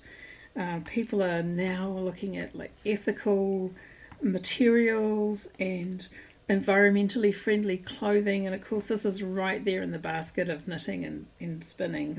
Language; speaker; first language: English; native; English